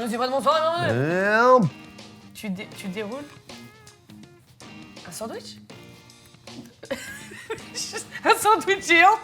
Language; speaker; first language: French; native; French